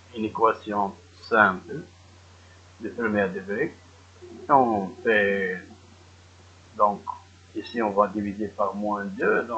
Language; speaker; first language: French; non-native, local second language; Arabic